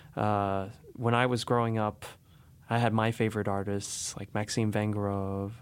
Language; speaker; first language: English; native; English